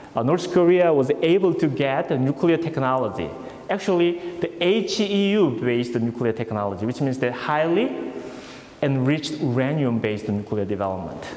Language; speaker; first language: English; non-native, fluent; Korean